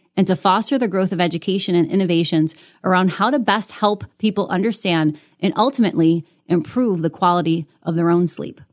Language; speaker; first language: English; native; English